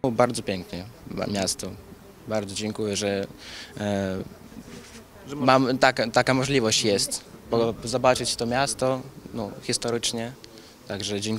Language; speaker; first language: Polish; early bilingual, heritage; Polish